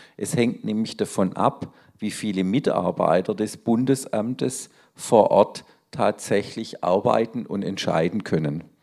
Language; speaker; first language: German; native; German